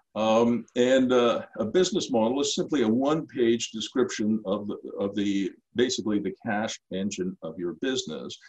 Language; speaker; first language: English; native; English